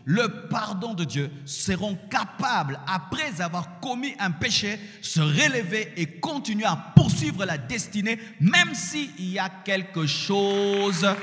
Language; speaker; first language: French; non-native, local second language; Lingala